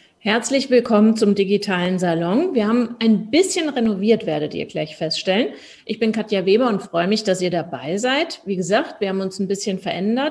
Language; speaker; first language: German; native; German